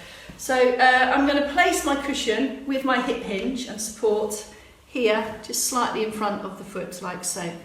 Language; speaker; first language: English; native; English